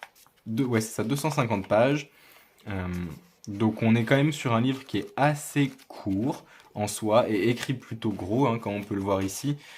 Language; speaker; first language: French; native; French